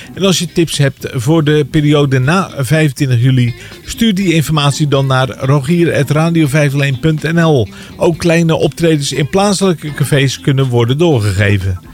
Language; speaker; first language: Dutch; native; Dutch